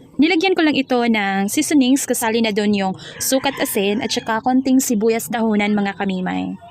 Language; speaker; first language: Filipino; non-native, local second language; Cebuano